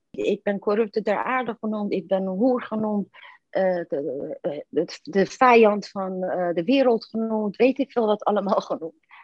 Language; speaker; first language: Dutch; non-native, fluent; Persian